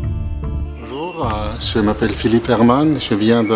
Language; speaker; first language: French; non-native, learner; German